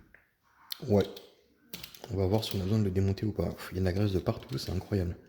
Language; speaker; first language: French; native; French